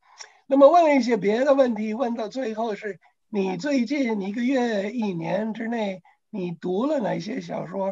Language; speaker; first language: Chinese; non-native, fluent; English